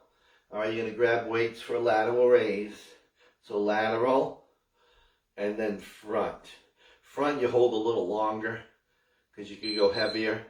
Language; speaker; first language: English; native; English